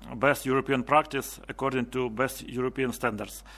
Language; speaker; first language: English; non-native, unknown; Ukrainian